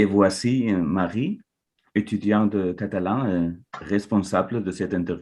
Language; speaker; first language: French; non-native, fluent; Catalan